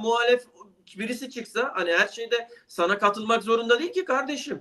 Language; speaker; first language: Turkish; native; Turkish